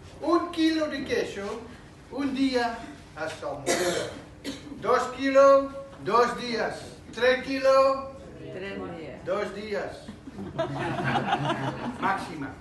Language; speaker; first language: Spanish; non-native, learner; Dutch